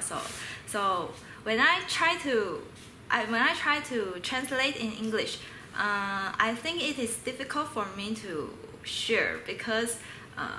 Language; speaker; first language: English; non-native, learner; Chinese